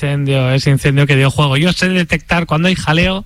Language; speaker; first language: Spanish; native; Spanish